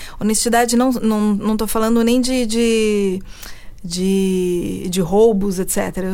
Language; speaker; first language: Portuguese; early bilingual, heritage; Portuguese